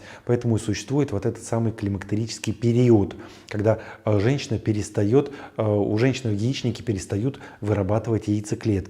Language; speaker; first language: Russian; native; Russian